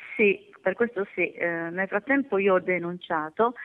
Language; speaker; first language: Italian; native; Italian